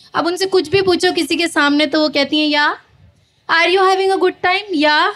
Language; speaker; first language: Hindi; native; Hindi